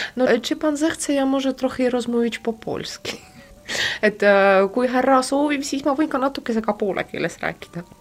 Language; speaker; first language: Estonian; non-native, local second language; Russian